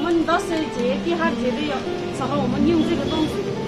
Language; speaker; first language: Chinese; non-native, learner; Nepali